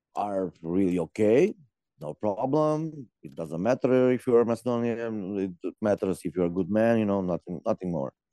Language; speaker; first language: English; non-native, learner; Macedonian